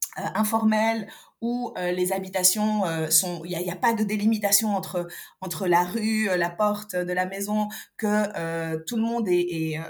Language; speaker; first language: French; non-native, local second language; Arabic